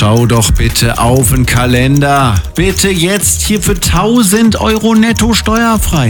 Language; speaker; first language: German; native; German